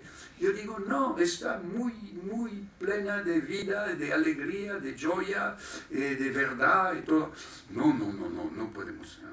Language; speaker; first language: Spanish; non-native, fluent; French